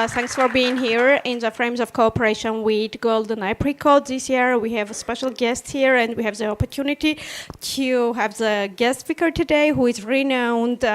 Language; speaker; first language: English; non-native, fluent; Armenian